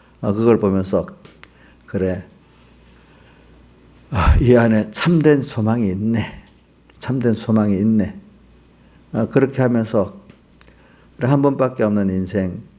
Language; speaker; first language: Korean; native; Korean